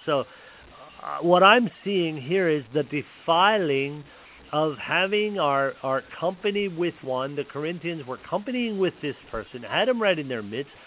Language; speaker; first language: English; early bilingual, other home language; Pennsylvania German